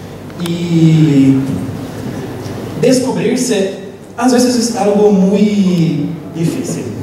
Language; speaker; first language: Spanish; non-native, local second language; Portuguese